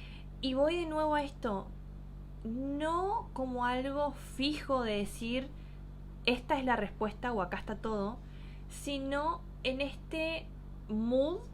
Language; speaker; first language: Spanish; native; Spanish